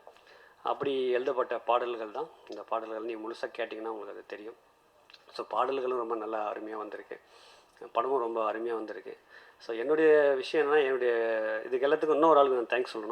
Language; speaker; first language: Tamil; native; Tamil